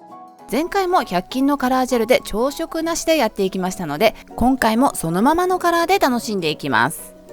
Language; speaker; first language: Japanese; native; Japanese